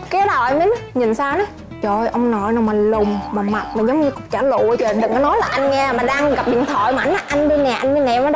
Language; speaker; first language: Vietnamese; native; Vietnamese